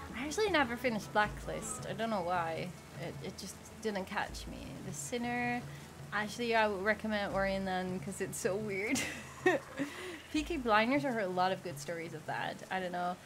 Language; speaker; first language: English; non-native, fluent; Dutch